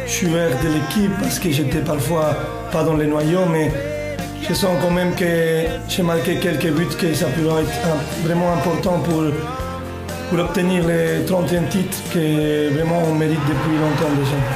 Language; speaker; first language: French; non-native, fluent; Spanish